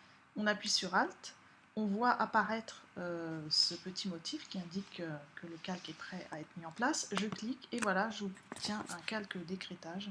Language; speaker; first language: French; native; French